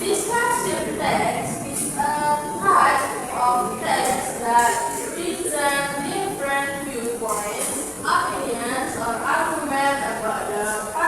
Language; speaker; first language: English; non-native, fluent; Indonesian